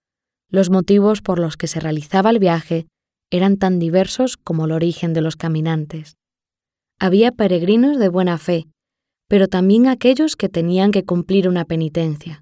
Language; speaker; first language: Spanish; native; Spanish